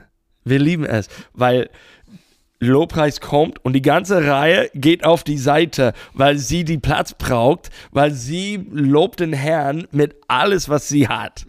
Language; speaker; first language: German; non-native, fluent; English